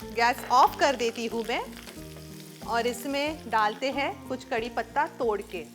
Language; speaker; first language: Hindi; non-native, local second language; Marathi